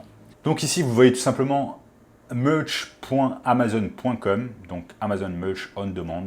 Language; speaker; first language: French; native; French